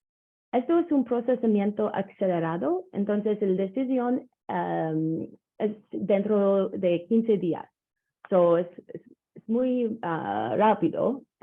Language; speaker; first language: Spanish; non-native, learner; English